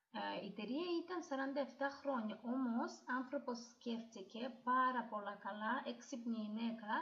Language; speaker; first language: Greek; non-native, learner; Russian